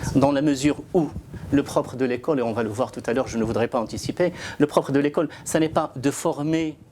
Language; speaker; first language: French; non-native, local second language; Arabic